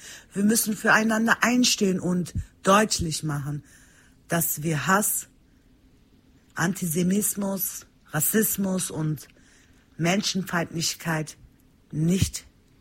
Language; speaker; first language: German; early bilingual, other home language; Turkish